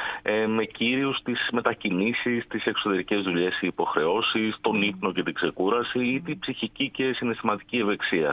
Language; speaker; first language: Greek; native; Greek